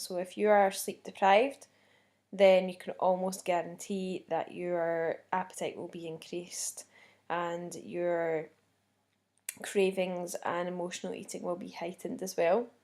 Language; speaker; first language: English; native; English